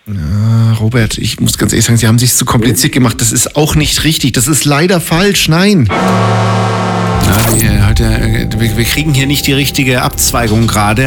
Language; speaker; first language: German; native; German